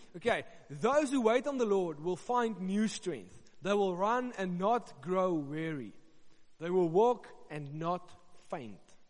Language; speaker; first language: English; non-native, local second language; Afrikaans